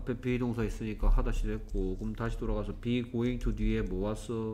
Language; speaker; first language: Korean; native; Korean